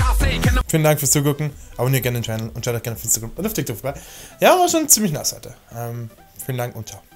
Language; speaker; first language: German; native; German